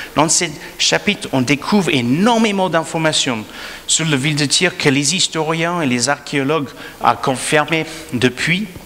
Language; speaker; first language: French; non-native, fluent; English